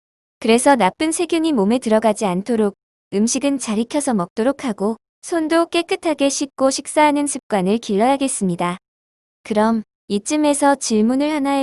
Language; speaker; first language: Korean; native; Korean